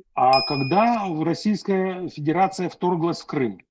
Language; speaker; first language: Russian; native; Russian